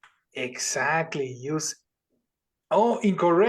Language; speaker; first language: English; non-native, fluent; Spanish